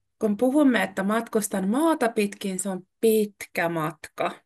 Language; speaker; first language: Finnish; native; Finnish